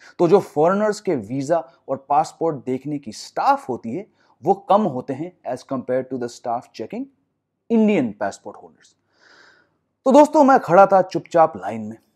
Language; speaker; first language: Hindi; non-native, local second language; English